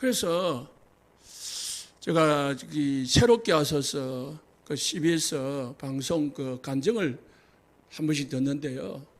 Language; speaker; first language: Korean; native; Korean